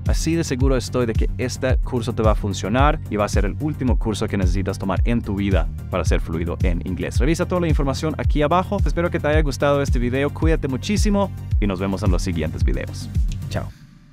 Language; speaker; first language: Spanish; native; Spanish